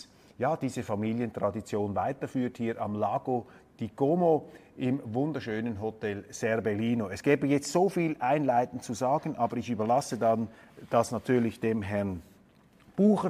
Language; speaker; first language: German; native; German